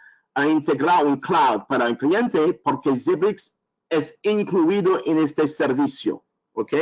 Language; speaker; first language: Spanish; non-native, learner; French